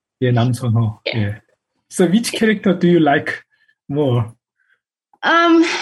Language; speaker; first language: English; non-native, fluent; Korean